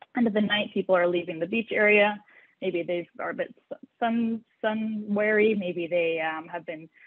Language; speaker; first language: English; native; English